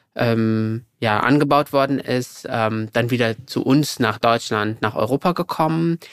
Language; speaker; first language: German; early bilingual, other home language; Arabic